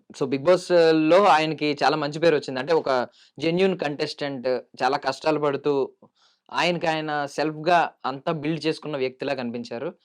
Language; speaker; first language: Telugu; native; Telugu